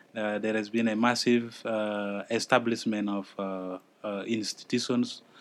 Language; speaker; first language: English; non-native, fluent; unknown